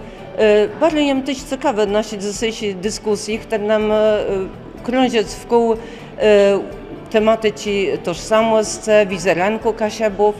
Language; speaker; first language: Polish; non-native, local second language; Kashubian